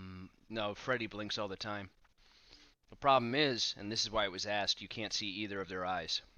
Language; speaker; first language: English; native; English